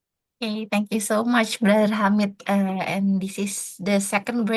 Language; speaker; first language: English; non-native, fluent; Indonesian